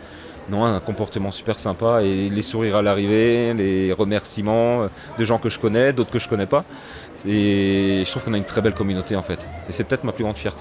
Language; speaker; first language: French; native; French